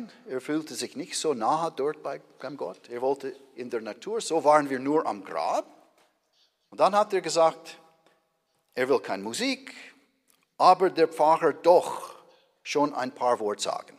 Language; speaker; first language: German; non-native, fluent; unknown